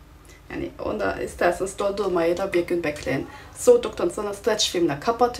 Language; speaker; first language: Turkish; non-native, fluent; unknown